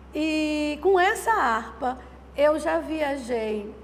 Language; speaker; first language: Portuguese; native; Portuguese